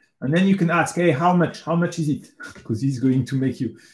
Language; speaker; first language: English; non-native, fluent; French